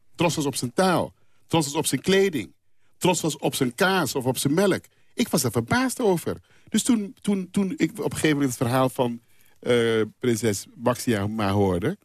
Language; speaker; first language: Dutch; non-native, local second language; Papiamento